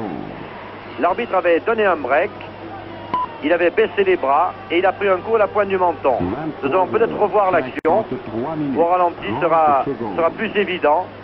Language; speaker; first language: French; native; French